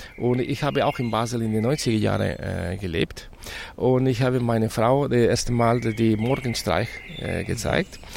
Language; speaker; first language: German; non-native, fluent; Spanish